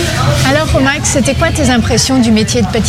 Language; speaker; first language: French; native; French